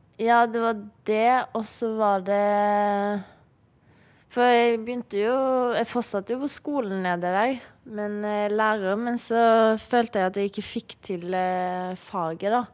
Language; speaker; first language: Norwegian; native; Norwegian